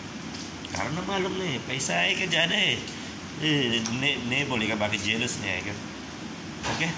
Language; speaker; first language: Hindi; non-native, learner; Filipino